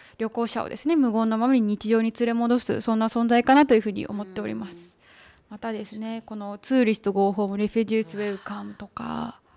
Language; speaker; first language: Japanese; native; Japanese